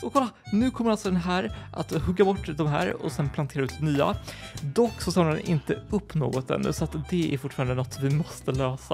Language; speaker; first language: Swedish; native; Swedish